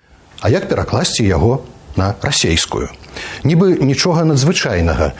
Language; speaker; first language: Belarusian; native; Belarusian